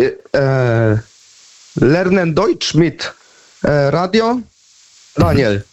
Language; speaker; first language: German; non-native, learner; Polish